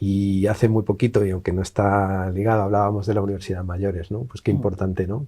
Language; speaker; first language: Spanish; native; Spanish